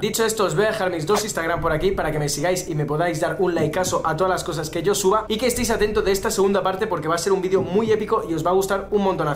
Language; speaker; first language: Spanish; native; Spanish